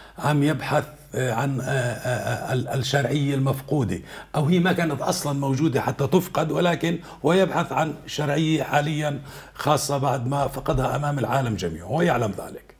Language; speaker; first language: Arabic; native; Arabic